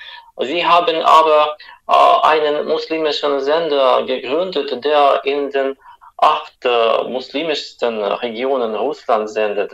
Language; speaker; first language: German; non-native, fluent; Russian